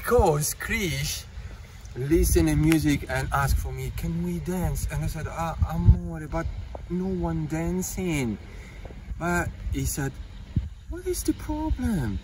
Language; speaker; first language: English; non-native, fluent; Italian